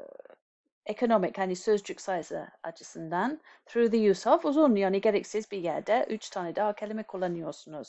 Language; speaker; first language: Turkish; non-native, fluent; English